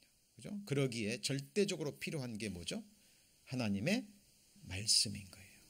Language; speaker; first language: Korean; native; Korean